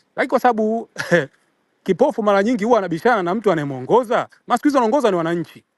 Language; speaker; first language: Swahili; native; Swahili